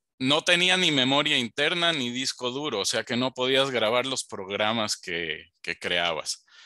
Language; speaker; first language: Spanish; native; Spanish